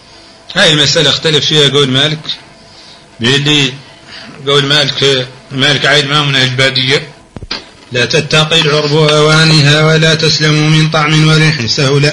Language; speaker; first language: Arabic; native; Arabic